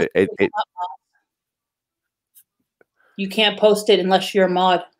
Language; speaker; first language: English; native; English